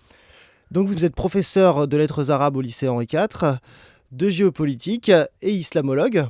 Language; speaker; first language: French; native; French